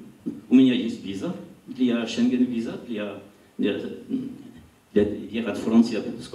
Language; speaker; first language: Russian; non-native, learner; French